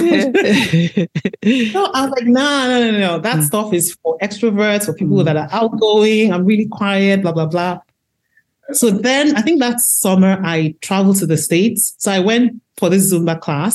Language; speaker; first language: English; non-native, local second language; Igbo